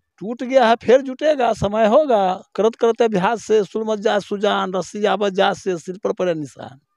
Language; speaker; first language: Hindi; native; Hindi